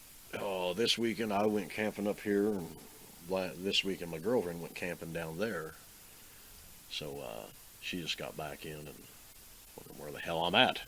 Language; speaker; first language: English; native; English